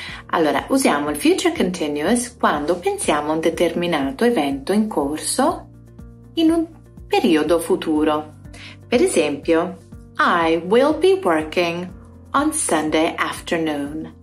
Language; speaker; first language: Italian; native; Italian